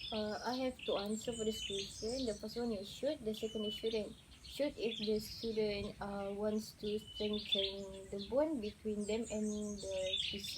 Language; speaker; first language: English; non-native, learner; Malay